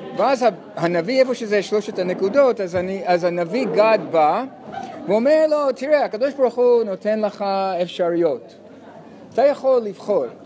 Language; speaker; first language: Hebrew; non-native, fluent; English